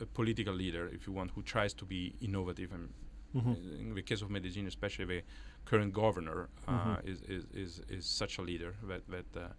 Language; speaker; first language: English; non-native, fluent; Italian